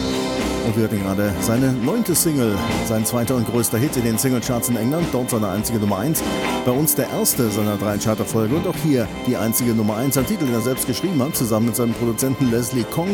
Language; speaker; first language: German; native; German